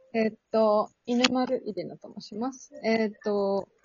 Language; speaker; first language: Japanese; early bilingual, heritage; Serbian